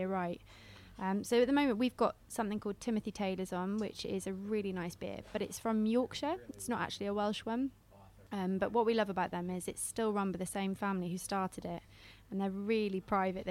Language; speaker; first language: English; native; English